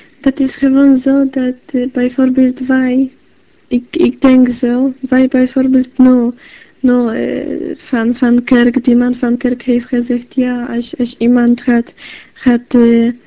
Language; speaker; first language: Dutch; non-native, learner; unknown